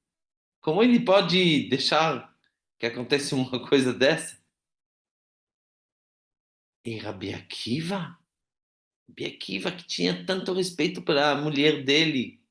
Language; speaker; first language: Portuguese; non-native, fluent; Hebrew